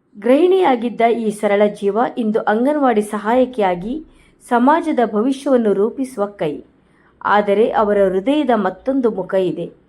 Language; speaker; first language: Kannada; non-native, local second language; Konkani